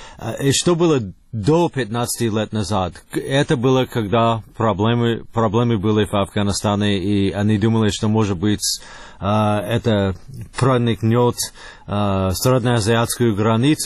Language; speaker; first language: Russian; non-native, fluent; English